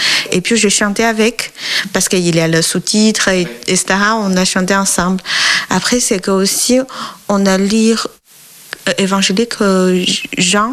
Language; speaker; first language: French; non-native, learner; Chinese